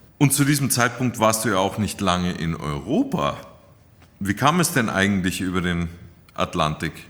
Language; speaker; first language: German; native; German